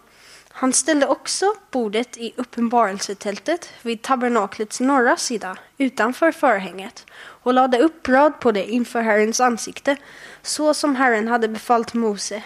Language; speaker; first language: Swedish; native; Swedish